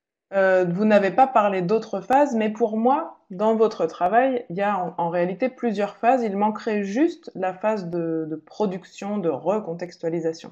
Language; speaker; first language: French; native; French